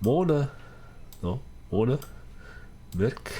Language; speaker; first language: Swedish; non-native, learner; Dutch